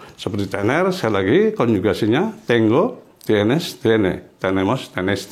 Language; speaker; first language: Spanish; non-native, fluent; Indonesian